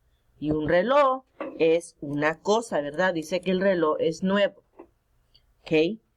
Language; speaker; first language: Spanish; early bilingual, heritage; Spanish